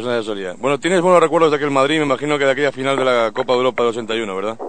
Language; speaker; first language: Spanish; native; Spanish